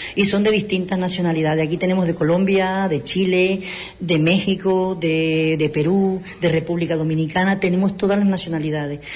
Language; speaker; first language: Spanish; native; Spanish